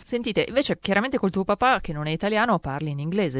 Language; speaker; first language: Italian; native; Italian